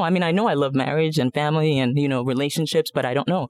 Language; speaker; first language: English; non-native, local second language; Yoruba